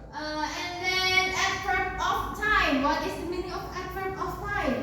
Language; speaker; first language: English; non-native, learner; Indonesian